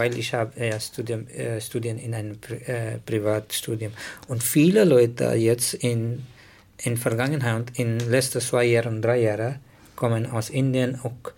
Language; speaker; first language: German; non-native, learner; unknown